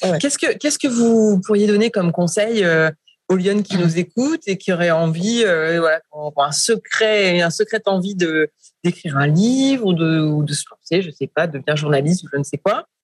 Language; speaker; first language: French; native; French